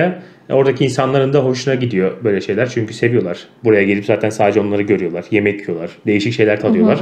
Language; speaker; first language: Turkish; native; Turkish